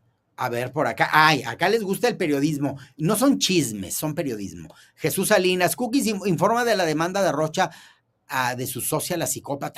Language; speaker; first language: Spanish; native; Spanish